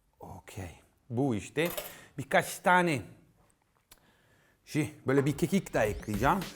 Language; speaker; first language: Turkish; non-native, fluent; Italian